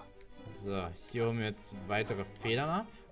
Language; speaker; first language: German; native; German